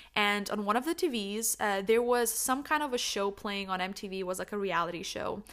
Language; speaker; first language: English; non-native, fluent; Lithuanian